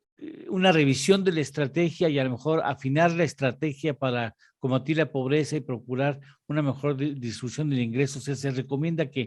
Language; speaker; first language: Spanish; native; Spanish